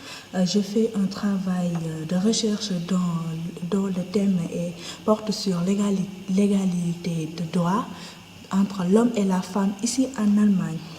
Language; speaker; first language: French; non-native, local second language; Wolof